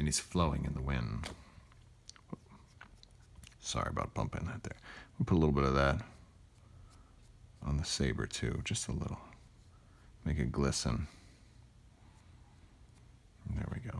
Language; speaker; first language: English; native; English